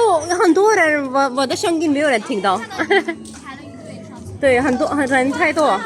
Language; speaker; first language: Chinese; non-native, learner; Urdu